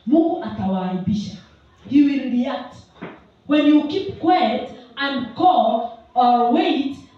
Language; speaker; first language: English; non-native, local second language; Swahili